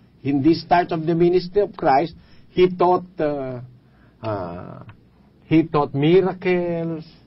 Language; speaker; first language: English; non-native, local second language; Pampanga